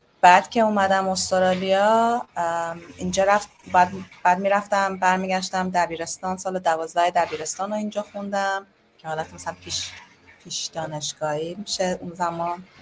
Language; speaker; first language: Persian; native; Persian